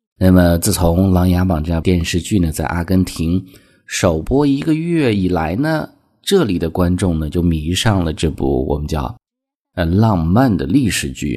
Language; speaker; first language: Chinese; native; Chinese